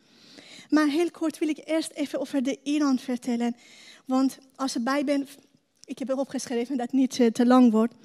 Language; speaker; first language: Dutch; non-native, learner; Persian